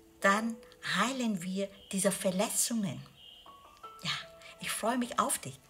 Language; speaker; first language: German; non-native, learner; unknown